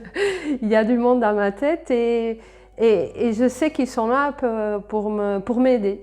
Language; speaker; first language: French; non-native, fluent; Portuguese